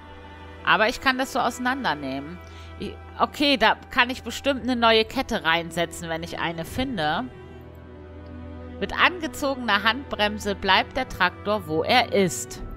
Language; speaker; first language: German; native; German